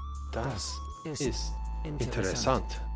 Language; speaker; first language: German; non-native, learner; English